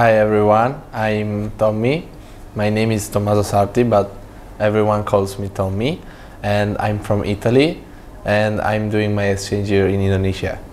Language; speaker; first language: English; non-native, fluent; Italian